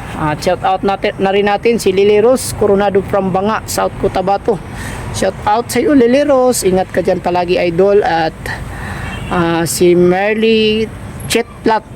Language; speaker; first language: Filipino; non-native, local second language; Cebuano